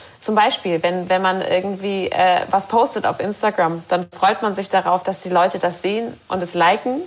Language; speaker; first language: German; native; German